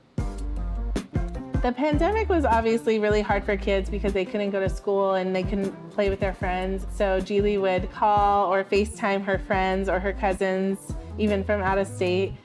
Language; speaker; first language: English; native; English